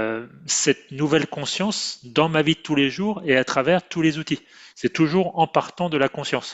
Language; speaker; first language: French; native; French